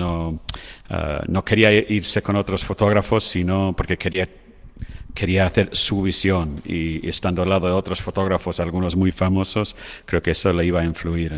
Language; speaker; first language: Spanish; non-native, fluent; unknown